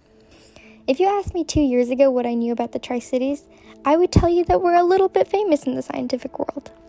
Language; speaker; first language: English; native; English